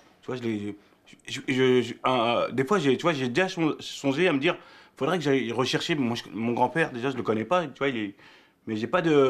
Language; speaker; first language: French; early bilingual, other home language; Arabic